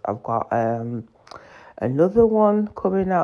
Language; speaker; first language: English; native; English